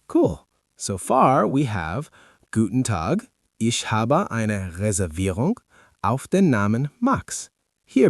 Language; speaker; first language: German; non-native, learner; English